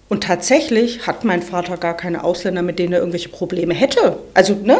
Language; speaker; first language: German; native; German